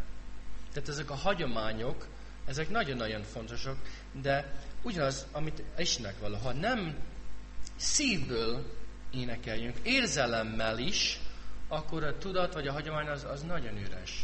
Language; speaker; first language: Hungarian; non-native, fluent; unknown